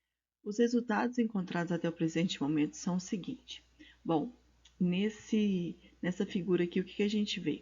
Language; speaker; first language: Portuguese; native; Portuguese